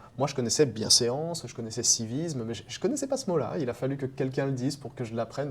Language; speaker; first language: French; native; French